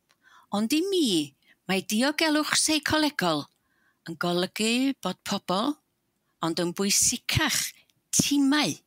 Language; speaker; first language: Welsh; native; Welsh